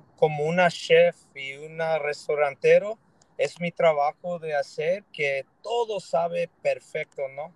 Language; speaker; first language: Spanish; early bilingual, heritage; Spanish